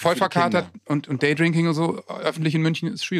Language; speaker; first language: German; native; German